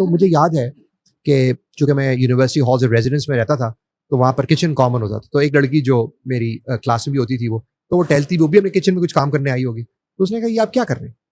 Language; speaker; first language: Urdu; native; Urdu